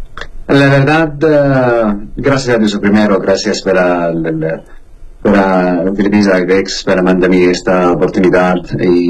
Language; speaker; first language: Spanish; non-native, learner; Arabic